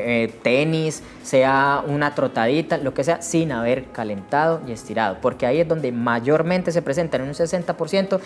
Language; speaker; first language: Spanish; native; Spanish